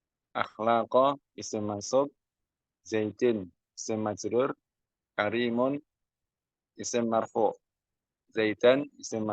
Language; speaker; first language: Arabic; non-native, learner; Indonesian